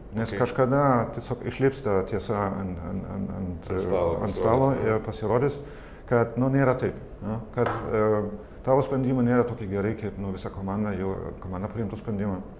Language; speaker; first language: Lithuanian; non-native, fluent; German